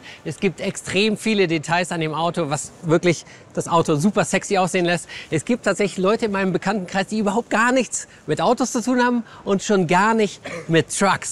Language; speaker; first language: German; native; German